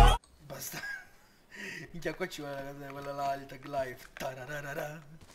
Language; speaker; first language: Italian; native; Italian